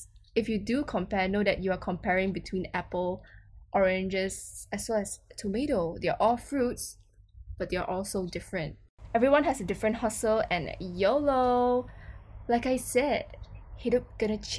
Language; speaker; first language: English; non-native, local second language; Chinese